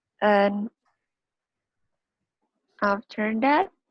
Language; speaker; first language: English; non-native, learner; Indonesian